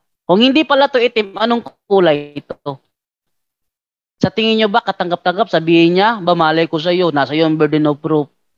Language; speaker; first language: Filipino; native; Filipino